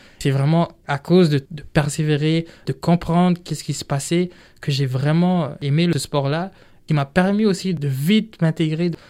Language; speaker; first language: French; non-native, local second language; Rundi